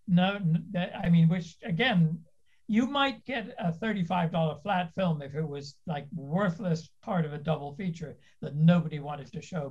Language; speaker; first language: English; native; English